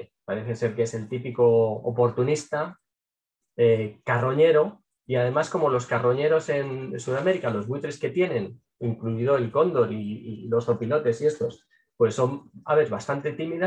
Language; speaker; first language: Spanish; native; Spanish